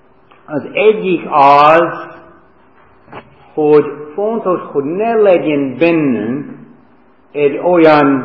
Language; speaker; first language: Hungarian; non-native, fluent; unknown